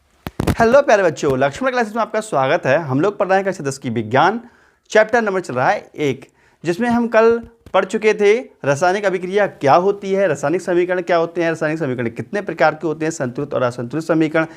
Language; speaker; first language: Hindi; native; Hindi